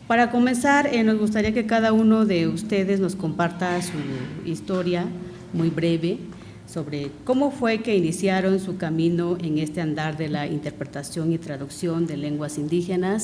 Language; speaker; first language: Spanish; non-native, local second language; Mixtepec Mixtec